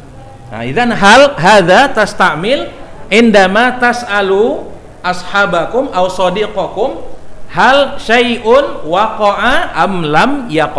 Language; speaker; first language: Arabic; non-native, fluent; Indonesian